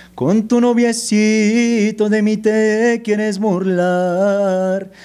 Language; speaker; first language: Spanish; native; Spanish